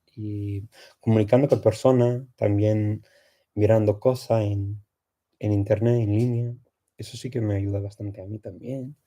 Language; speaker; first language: Spanish; non-native, fluent; English